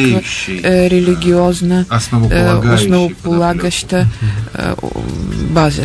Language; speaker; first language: Bulgarian; non-native, fluent; Russian